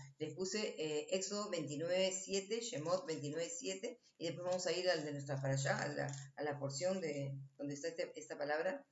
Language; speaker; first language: Spanish; native; Spanish